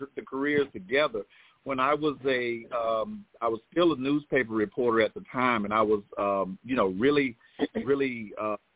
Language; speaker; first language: English; native; English